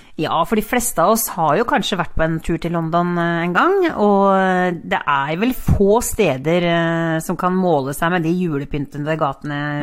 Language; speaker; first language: Norwegian; native; Norwegian